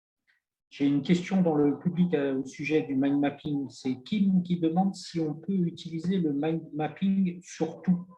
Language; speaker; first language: French; native; French